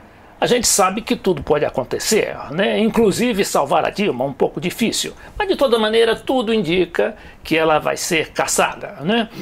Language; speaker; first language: Portuguese; native; Portuguese